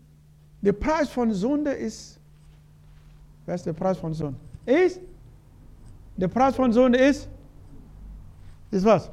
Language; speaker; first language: German; non-native, learner; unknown